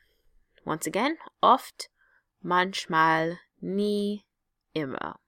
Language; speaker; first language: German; non-native, fluent; English